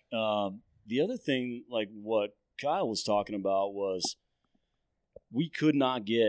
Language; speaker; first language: English; native; English